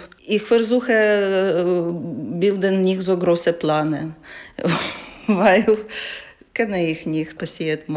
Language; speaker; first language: German; non-native, learner; Ukrainian